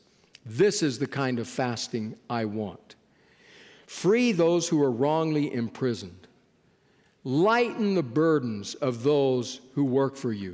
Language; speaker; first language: English; native; English